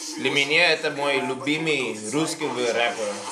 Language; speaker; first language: Russian; non-native, learner; English